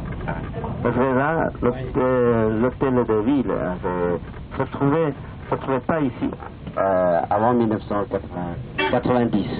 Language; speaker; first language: French; non-native, fluent; Chinese